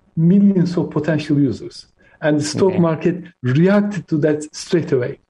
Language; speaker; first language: English; non-native, fluent; Turkish